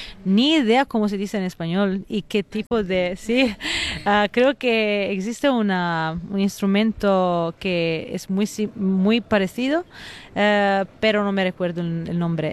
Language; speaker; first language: Spanish; non-native, fluent; Italian